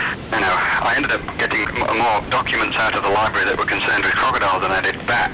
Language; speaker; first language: English; native; English